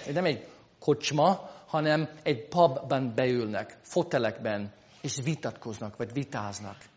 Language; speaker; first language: Hungarian; non-native, fluent; English